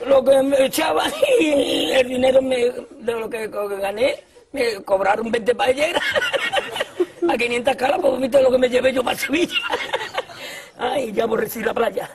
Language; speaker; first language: Spanish; native; Spanish